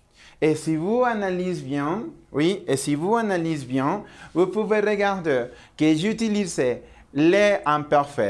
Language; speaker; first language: French; non-native, learner; Spanish